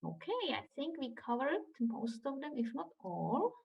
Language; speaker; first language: English; non-native, fluent; Czech